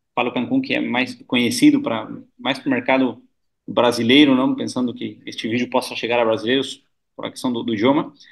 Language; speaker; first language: Portuguese; non-native, fluent; Spanish